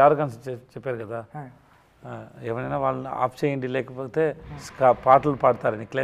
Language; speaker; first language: Telugu; non-native, learner; Tamil